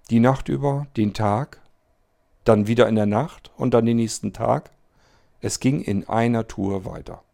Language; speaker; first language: German; native; German